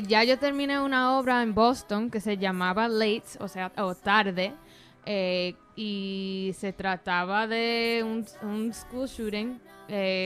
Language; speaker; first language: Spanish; early bilingual, heritage; Spanish